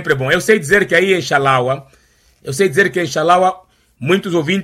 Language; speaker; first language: Portuguese; non-native, local second language; Makhuwa